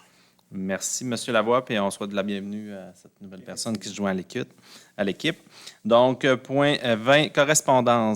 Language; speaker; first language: French; native; French